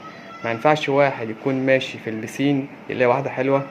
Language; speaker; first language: Arabic; native; Arabic